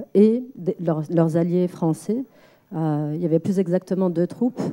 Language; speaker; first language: French; non-native, local second language; Arabic